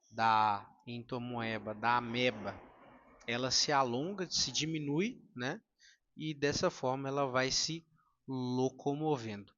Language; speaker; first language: Portuguese; native; Portuguese